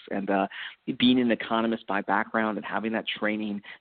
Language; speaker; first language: English; native; English